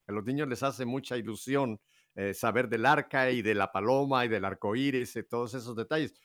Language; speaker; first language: Spanish; native; Spanish